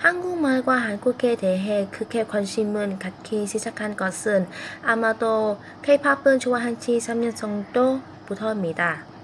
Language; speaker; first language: Korean; non-native, fluent; Vietnamese